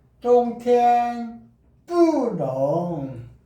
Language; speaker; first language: Chinese; non-native, learner; Korean